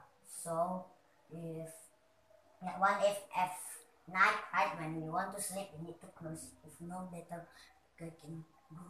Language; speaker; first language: English; non-native, learner; Indonesian